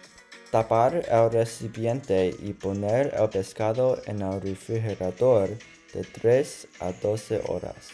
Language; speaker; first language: Spanish; non-native, learner; English